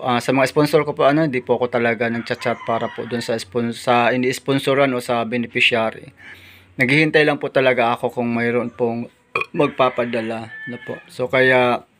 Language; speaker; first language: Filipino; non-native, local second language; Bikol